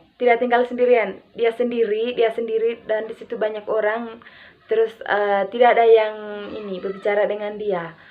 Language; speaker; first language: Indonesian; non-native, local second language; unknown